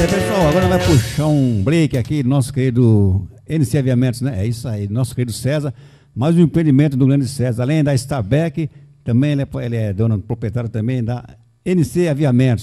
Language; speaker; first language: Portuguese; native; Portuguese